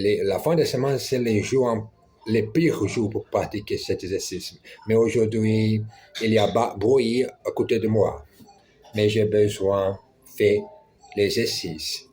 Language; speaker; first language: French; non-native, learner; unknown